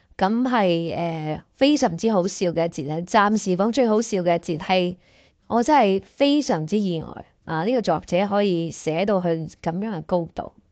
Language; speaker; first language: Cantonese; native; Cantonese